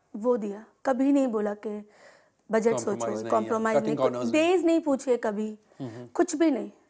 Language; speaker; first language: Hindi; non-native, local second language; Urdu